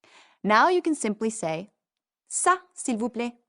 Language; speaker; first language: French; non-native, fluent; English